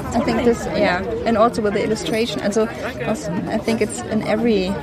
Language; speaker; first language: English; non-native, learner; German